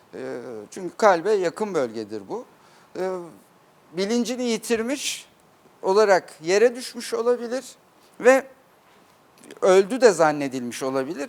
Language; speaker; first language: Turkish; native; Turkish